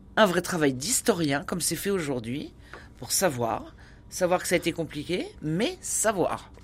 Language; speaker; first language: French; native; French